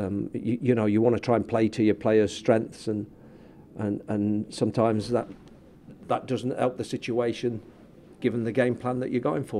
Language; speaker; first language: English; native; English